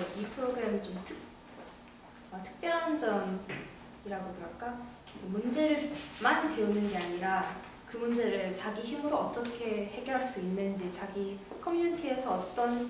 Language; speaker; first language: Korean; early bilingual, heritage; English